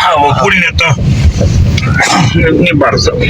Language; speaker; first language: Polish; non-native, learner; Ukrainian